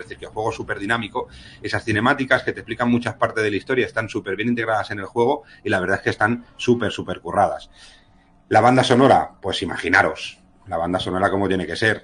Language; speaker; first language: Spanish; native; Spanish